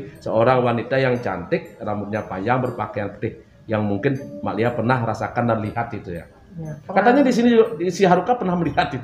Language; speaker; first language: Indonesian; non-native, local second language; Balinese